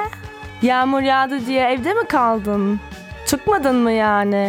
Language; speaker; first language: Turkish; early bilingual, heritage; German